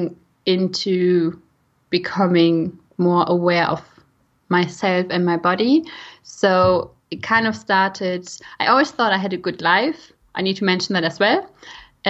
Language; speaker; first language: English; non-native, fluent; German